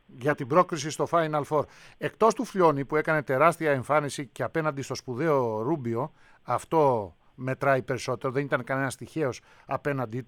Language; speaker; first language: Greek; native; Greek